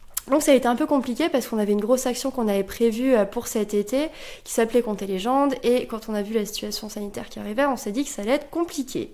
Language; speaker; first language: French; native; French